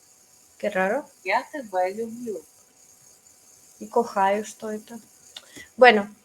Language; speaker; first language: Spanish; non-native, fluent; Russian